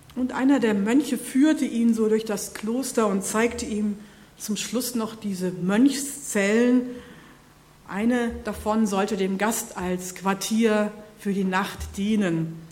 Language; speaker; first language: German; native; German